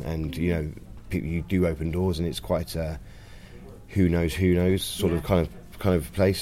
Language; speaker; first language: English; native; English